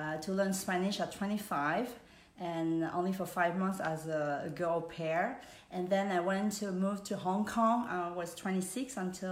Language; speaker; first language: English; non-native, fluent; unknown